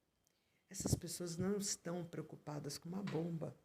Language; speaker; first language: Portuguese; native; Portuguese